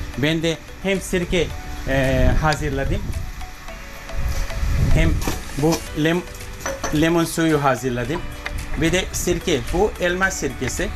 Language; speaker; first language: Turkish; non-native, learner; English